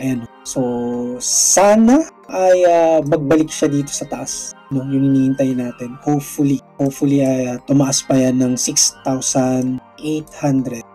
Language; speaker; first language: Filipino; non-native, local second language; Cebuano